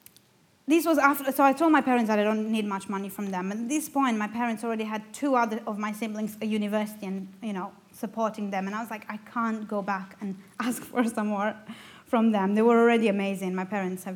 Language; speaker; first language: English; non-native, fluent; Romanian